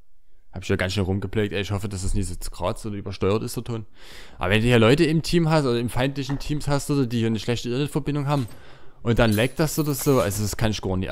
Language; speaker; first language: German; native; German